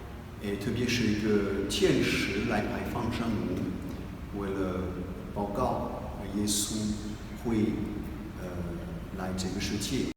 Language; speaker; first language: Chinese; non-native, fluent; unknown